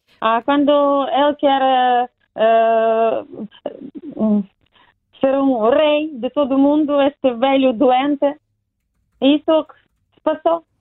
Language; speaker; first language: Portuguese; non-native, learner; Ukrainian